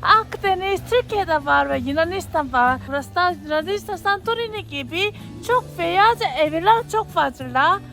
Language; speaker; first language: Turkish; non-native, learner; Korean